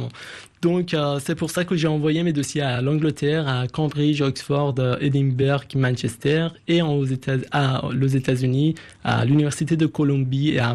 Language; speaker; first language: French; non-native, fluent; Persian